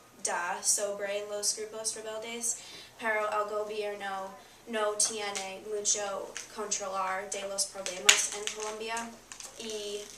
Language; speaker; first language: Spanish; non-native, learner; English